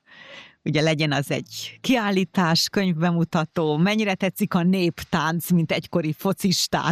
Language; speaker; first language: Hungarian; native; Hungarian